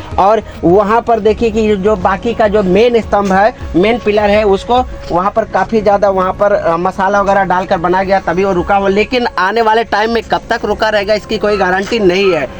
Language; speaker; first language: Hindi; native; Hindi